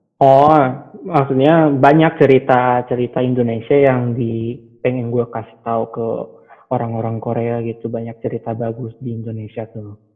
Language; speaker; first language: Indonesian; native; Indonesian